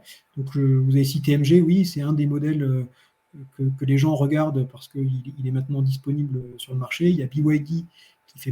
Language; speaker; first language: French; native; French